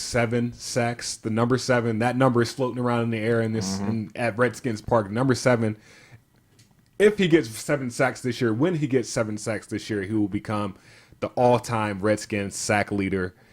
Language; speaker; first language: English; native; English